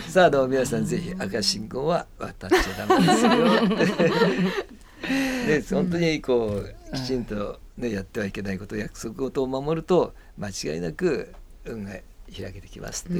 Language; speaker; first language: Japanese; native; Japanese